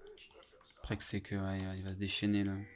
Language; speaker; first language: French; native; French